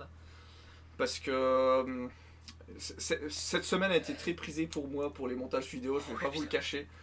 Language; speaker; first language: French; native; French